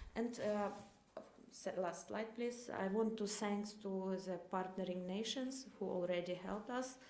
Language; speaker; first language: English; non-native, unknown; Ukrainian